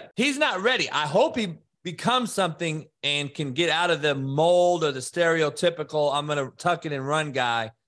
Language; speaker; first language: English; native; English